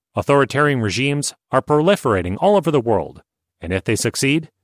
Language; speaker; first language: English; non-native, fluent; Hungarian